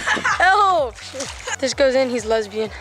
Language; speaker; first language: English; native; English